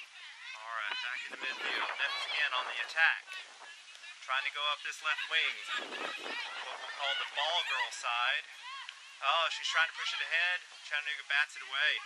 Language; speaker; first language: English; native; English